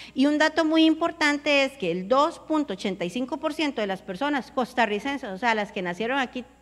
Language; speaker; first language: Spanish; native; Spanish